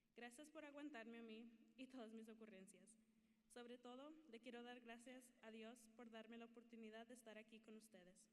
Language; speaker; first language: Spanish; early bilingual, other home language; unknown